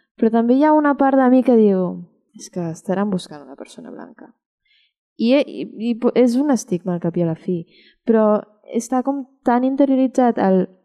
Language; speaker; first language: Catalan; early bilingual, other home language; Chinese